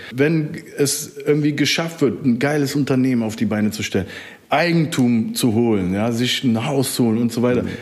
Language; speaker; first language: German; early bilingual, other home language; Turkish